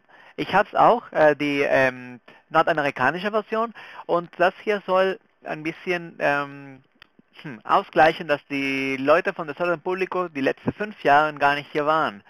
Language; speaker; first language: German; non-native, fluent; Spanish